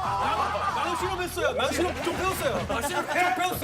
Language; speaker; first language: Korean; non-native, learner; French